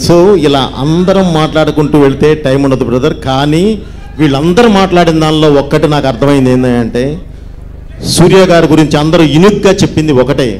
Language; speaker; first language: Telugu; native; Telugu